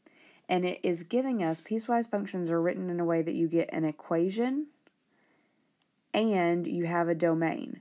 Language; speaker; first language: English; native; English